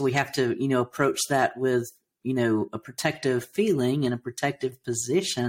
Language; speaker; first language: English; native; English